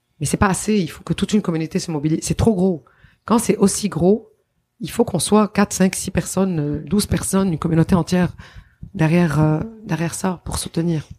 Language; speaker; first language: French; non-native, local second language; Arabic